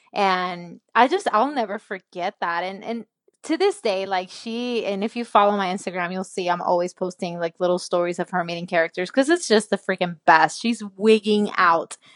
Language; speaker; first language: English; non-native, fluent; Spanish